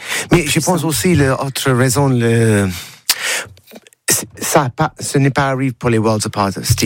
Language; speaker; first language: French; non-native, learner; English